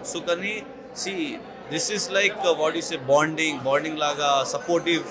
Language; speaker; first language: Telugu; non-native, learner; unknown